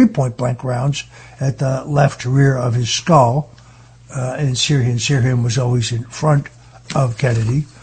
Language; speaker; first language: English; native; English